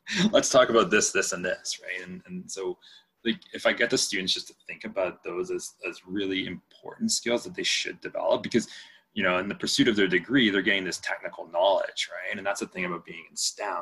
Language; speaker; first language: English; non-native, fluent; Spanish